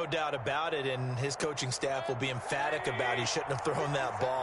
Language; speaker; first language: English; native; English